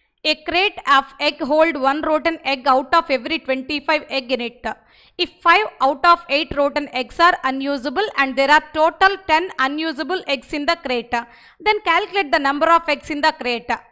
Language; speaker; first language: English; non-native, local second language; Telugu